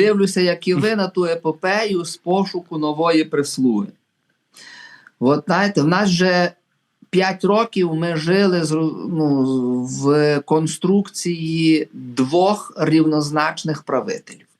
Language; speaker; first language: Ukrainian; native; Ukrainian